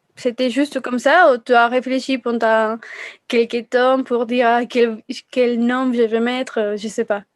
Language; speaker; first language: French; non-native, fluent; Spanish